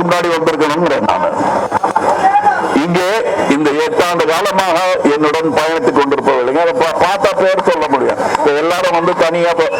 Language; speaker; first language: Tamil; native; Tamil